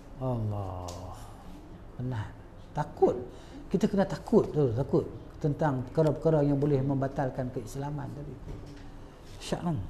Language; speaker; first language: Malay; native; Malay